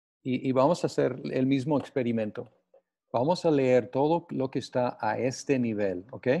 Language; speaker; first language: Spanish; non-native, fluent; English